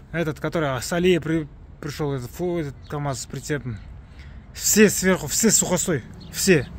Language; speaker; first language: Russian; non-native, local second language; Kazakh